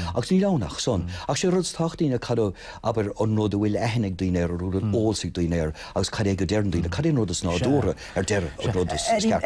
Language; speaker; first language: Irish; non-native, local second language; English